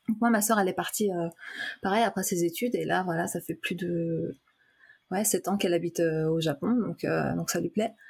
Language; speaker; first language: French; native; French